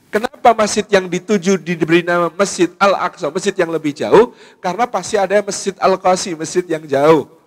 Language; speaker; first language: Indonesian; native; Indonesian